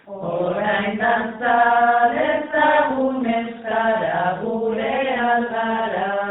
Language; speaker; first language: Basque; non-native, learner; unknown